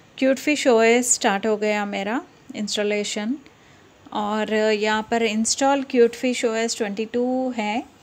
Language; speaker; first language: Hindi; non-native, local second language; Telugu